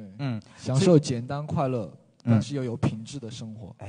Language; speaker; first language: Chinese; native; Chinese